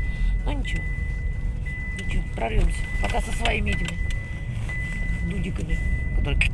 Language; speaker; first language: Russian; native; Russian